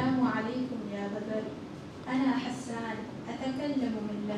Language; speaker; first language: Arabic; non-native, learner; Urdu